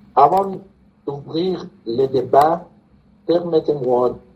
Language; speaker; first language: French; non-native, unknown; Persian